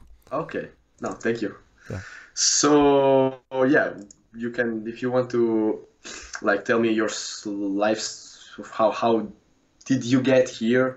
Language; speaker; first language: English; non-native, fluent; Russian